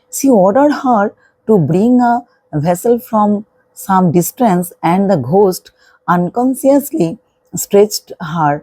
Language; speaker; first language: English; non-native, local second language; Bangla